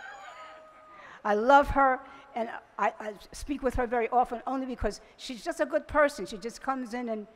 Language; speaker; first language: English; native; English